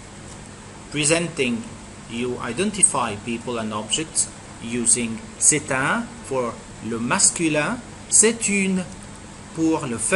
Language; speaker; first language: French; non-native, fluent; Arabic